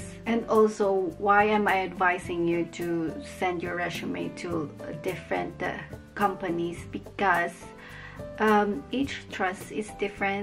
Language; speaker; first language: English; non-native, local second language; Filipino